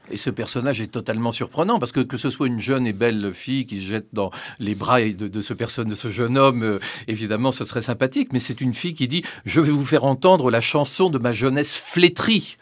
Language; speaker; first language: French; native; French